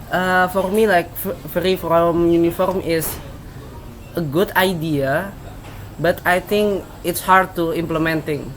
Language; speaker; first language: English; non-native, learner; Indonesian